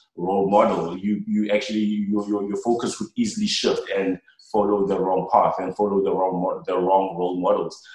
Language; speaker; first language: English; non-native, local second language; Xhosa